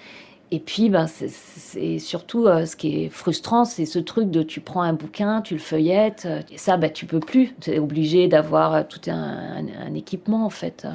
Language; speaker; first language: French; native; French